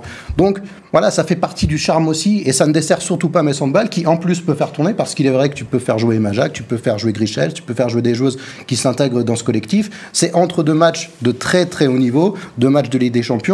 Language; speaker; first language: French; native; French